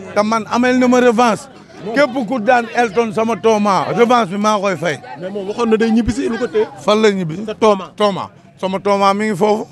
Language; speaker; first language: Wolof; native; Wolof